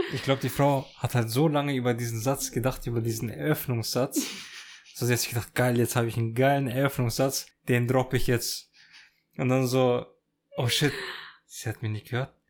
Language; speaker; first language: German; early bilingual, other home language; Turkish